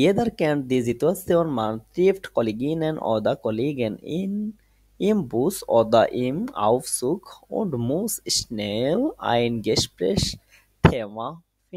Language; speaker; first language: German; non-native, fluent; Bangla